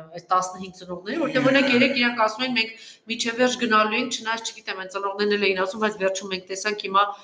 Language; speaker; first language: Armenian; native; Armenian